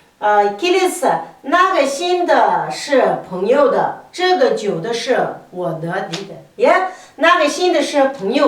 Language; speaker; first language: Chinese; non-native, fluent; Kazakh